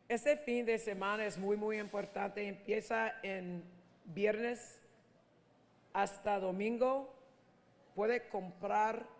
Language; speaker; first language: Spanish; non-native, learner; English